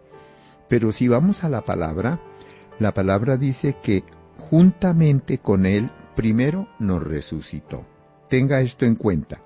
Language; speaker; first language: Spanish; native; Spanish